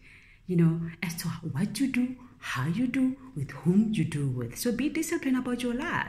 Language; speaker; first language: English; non-native, local second language; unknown